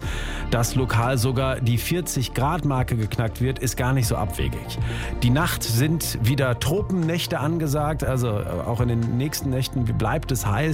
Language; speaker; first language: German; native; German